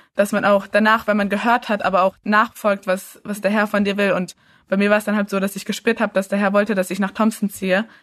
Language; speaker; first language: German; early bilingual, other home language; English